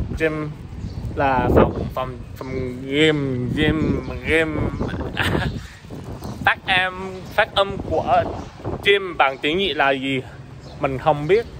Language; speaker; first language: Vietnamese; non-native, learner; English